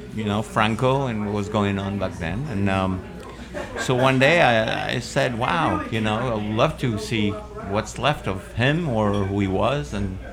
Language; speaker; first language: English; non-native, fluent; Spanish